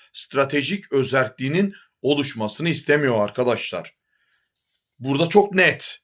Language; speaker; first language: Turkish; native; Turkish